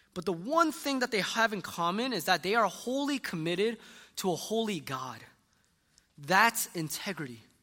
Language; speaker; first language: English; early bilingual, other home language; Korean